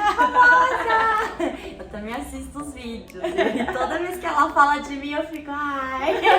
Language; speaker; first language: Portuguese; early bilingual, other home language; Korean